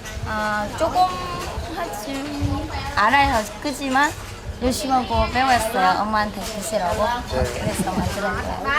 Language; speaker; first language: Korean; non-native, learner; Vietnamese